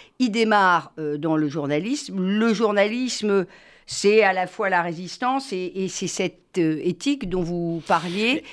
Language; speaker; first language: French; native; French